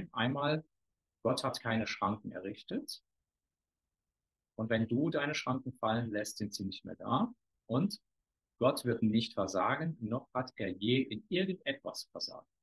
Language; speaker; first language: German; native; German